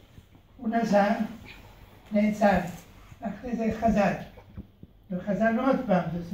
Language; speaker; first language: Hebrew; early bilingual, other home language; Hungarian